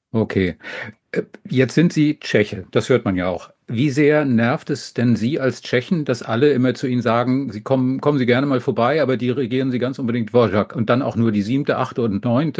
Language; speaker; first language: German; native; German